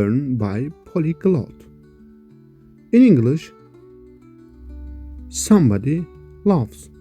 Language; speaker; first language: English; non-native, fluent; Kurdish